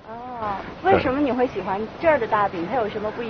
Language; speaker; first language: Chinese; native; Chinese